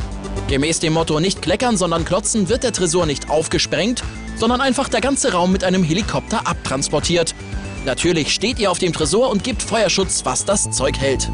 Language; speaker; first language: German; native; German